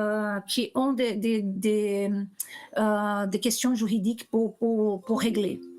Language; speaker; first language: French; non-native, learner; Portuguese